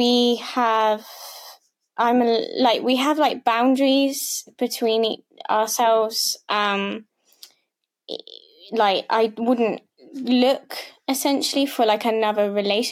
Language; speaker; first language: English; native; English